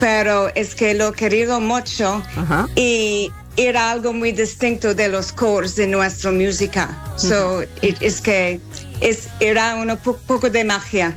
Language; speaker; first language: Spanish; non-native, fluent; English